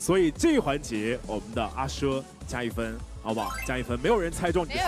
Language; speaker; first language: Chinese; native; Chinese